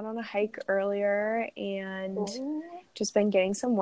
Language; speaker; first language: English; native; English